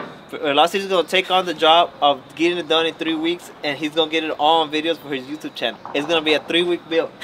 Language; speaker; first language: English; early bilingual, other home language; Spanish